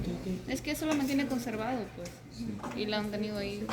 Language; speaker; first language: Spanish; native; Spanish